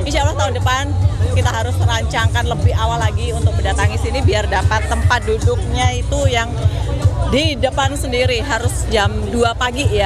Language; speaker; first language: Indonesian; native; Indonesian